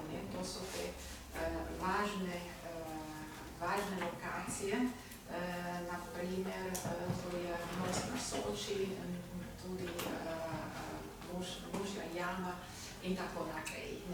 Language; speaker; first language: Slovenian; non-native, learner; German